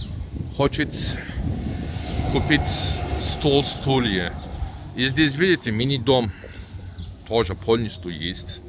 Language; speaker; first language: Russian; non-native, learner; Turkish